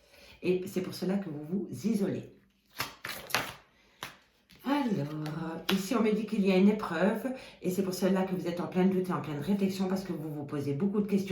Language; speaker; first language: French; native; French